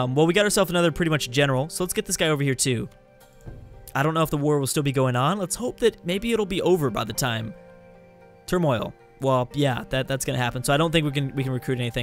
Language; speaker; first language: English; native; English